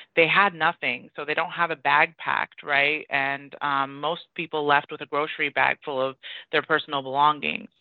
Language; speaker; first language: English; early bilingual, other home language; Persian